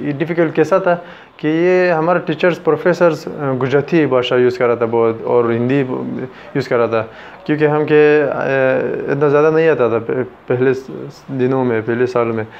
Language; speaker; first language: Urdu; non-native, learner; Pashto